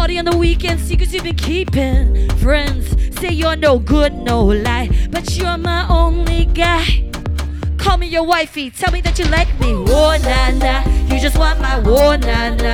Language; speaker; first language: English; native; English